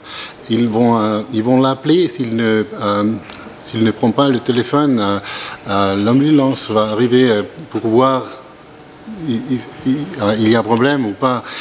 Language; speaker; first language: French; non-native, learner; German